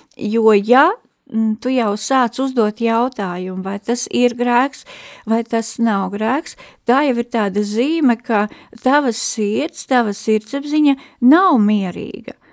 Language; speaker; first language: Latvian; native; Latvian